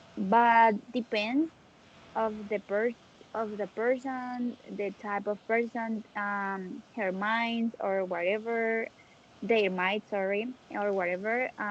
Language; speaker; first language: English; non-native, learner; Spanish